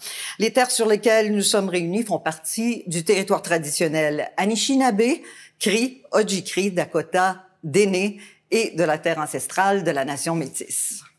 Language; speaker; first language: French; native; French